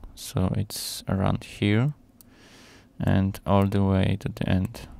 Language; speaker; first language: English; non-native, fluent; Polish